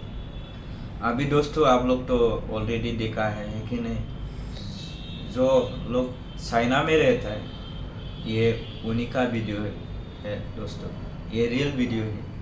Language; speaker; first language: Hindi; non-native, local second language; Bodo